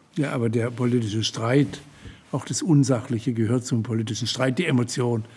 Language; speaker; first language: German; native; German